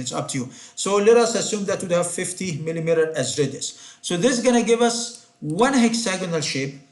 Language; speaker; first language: English; non-native, fluent; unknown